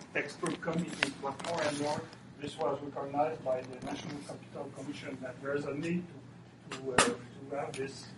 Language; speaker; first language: English; non-native, fluent; French